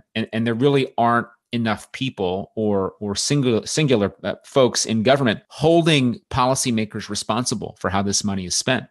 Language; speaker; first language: English; native; English